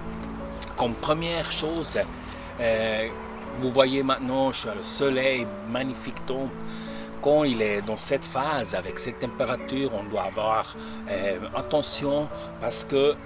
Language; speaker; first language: French; non-native, local second language; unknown